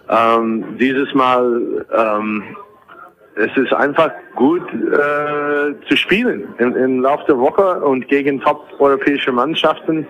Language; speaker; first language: German; non-native, fluent; English